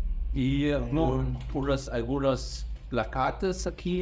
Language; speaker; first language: Spanish; non-native, learner; German